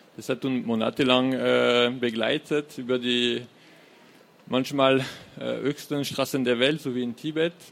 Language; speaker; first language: German; non-native, fluent; French